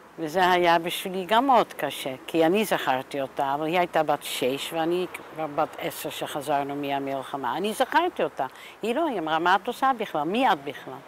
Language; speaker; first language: Hebrew; non-native, fluent; Dutch